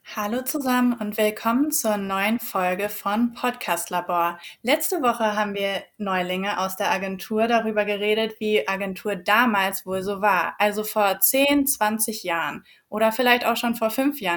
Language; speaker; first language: German; native; German